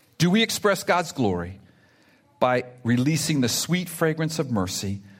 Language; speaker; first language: English; early bilingual, other home language; Spanish